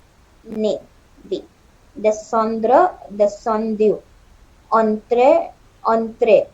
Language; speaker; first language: French; non-native, learner; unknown